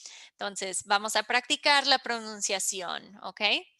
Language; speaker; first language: Spanish; early bilingual, heritage; English